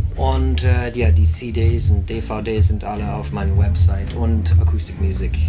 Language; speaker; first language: German; non-native, fluent; English